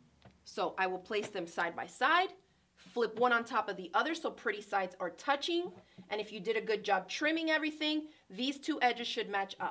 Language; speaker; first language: English; native; English